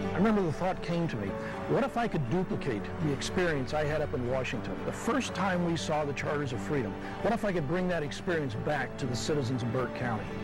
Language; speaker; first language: English; native; English